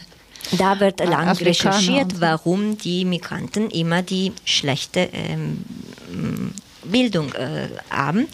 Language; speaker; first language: German; non-native, fluent; Italian